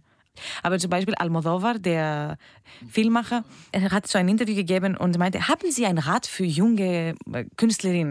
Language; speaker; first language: German; non-native, fluent; Greek